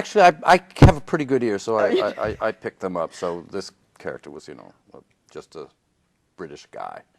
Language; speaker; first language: English; native; English